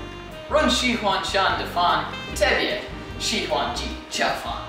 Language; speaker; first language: Chinese; non-native, learner; English